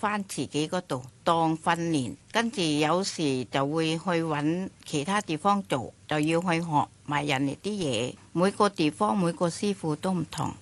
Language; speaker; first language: Cantonese; non-native, fluent; Thai